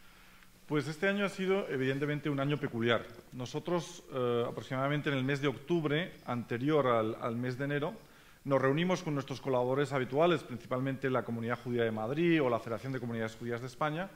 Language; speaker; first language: Spanish; native; Spanish